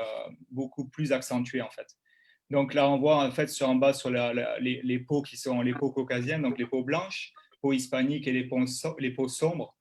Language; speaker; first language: French; native; French